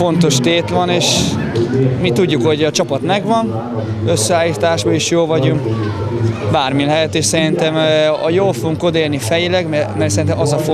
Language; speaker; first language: Hungarian; non-native, fluent; Italian